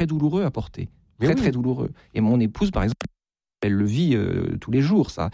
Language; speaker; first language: French; native; French